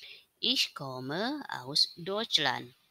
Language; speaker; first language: German; non-native, learner; Indonesian